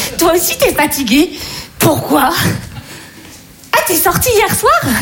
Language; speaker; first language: French; native; French